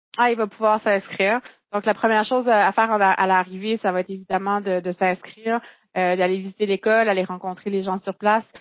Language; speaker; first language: French; native; French